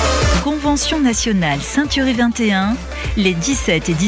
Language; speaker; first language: French; native; French